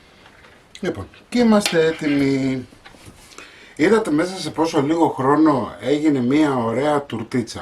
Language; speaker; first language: Greek; native; Greek